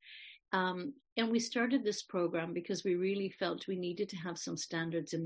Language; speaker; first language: English; native; English